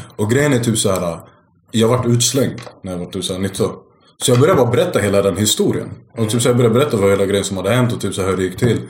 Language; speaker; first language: Swedish; early bilingual, other home language; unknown